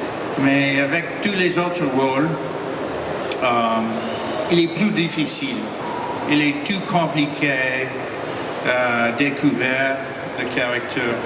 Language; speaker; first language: French; non-native, learner; English